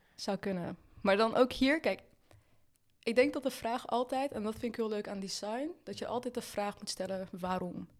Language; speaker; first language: Dutch; early bilingual, other home language; Arabic